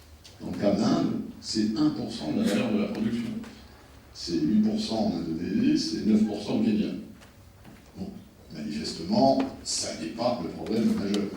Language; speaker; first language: French; native; French